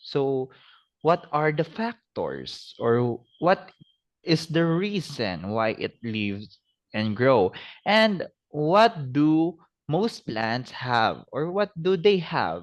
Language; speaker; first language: English; non-native, fluent; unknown